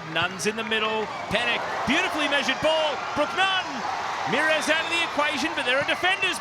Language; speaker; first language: English; native; English